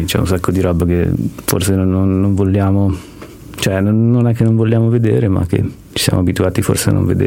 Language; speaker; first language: Italian; native; Italian